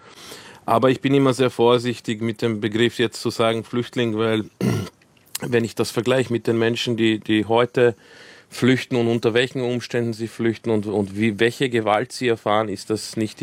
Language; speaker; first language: German; early bilingual, other home language; Croatian